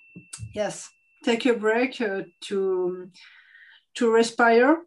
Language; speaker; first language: English; non-native, fluent; French